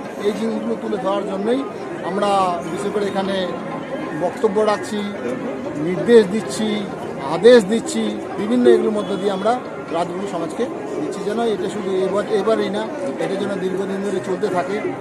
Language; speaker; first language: Bangla; non-native, local second language; Rangpuri